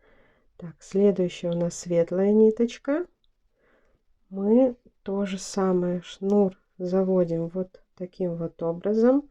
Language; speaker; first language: Russian; native; Russian